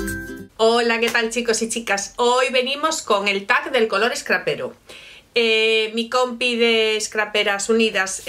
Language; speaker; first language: Spanish; native; Spanish